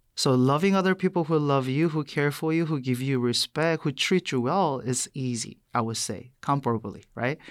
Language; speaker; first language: English; non-native, fluent; Korean